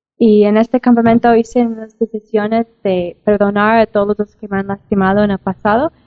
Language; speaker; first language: Spanish; non-native, fluent; English